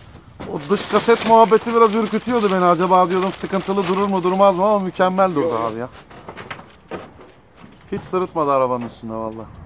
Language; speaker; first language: Turkish; native; Turkish